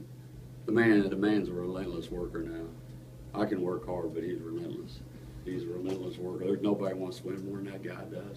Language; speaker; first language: English; native; English